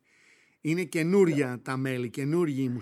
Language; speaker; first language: Greek; native; Greek